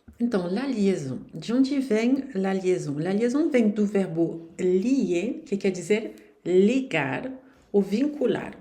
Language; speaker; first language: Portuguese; non-native, fluent; French